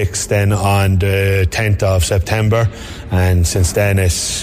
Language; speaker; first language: English; native; English